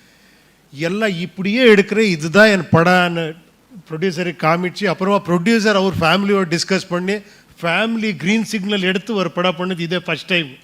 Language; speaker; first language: Tamil; non-native, local second language; Kannada